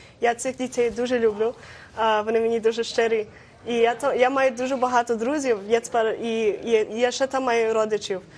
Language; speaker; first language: Ukrainian; early bilingual, heritage; Ukrainian